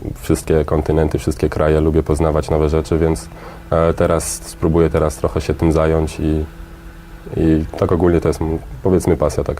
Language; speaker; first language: Polish; early bilingual, heritage; Polish